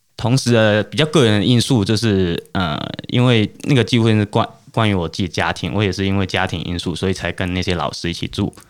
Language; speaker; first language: Chinese; non-native, fluent; Cantonese